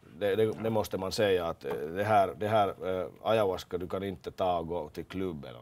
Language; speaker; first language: Swedish; non-native, local second language; Finnish